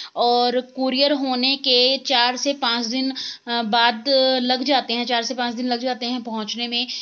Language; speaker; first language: Hindi; native; Hindi